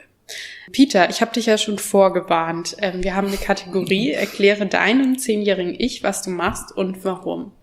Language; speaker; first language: German; native; German